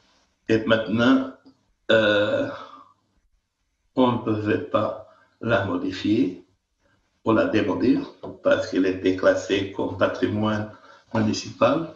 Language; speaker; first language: French; non-native, fluent; Portuguese